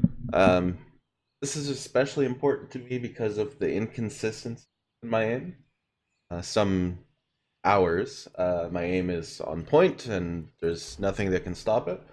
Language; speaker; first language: English; native; English